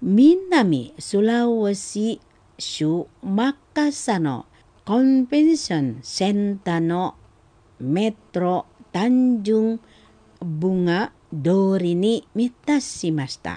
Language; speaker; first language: Japanese; non-native, fluent; Indonesian